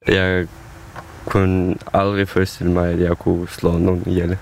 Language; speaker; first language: Danish; non-native, fluent; Ukrainian